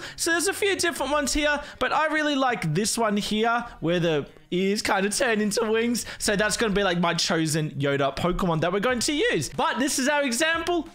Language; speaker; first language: English; native; English